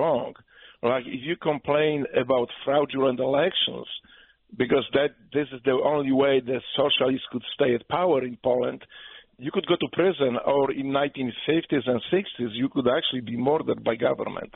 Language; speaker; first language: English; non-native, fluent; Polish